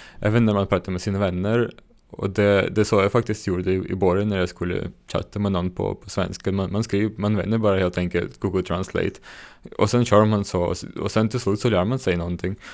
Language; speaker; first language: Swedish; non-native, fluent; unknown